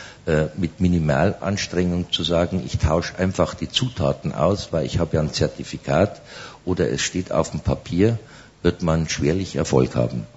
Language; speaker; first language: German; native; German